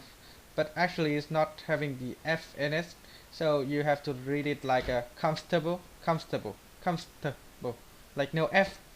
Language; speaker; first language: English; non-native, learner; Vietnamese